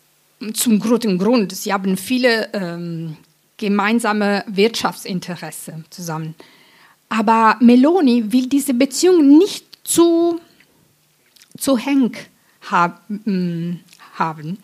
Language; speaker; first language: German; non-native, fluent; Italian